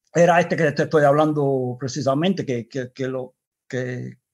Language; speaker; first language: Spanish; native; Spanish